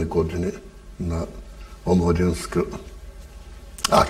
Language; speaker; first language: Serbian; early bilingual, heritage; Bulgarian